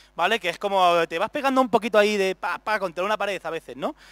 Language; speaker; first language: Spanish; native; Spanish